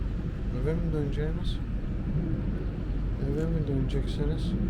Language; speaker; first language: Turkish; native; Turkish